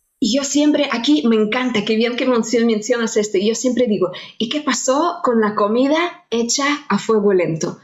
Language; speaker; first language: Spanish; non-native, fluent; Russian